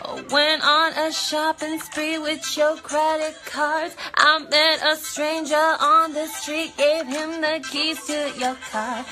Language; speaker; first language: English; early bilingual, other home language; Korean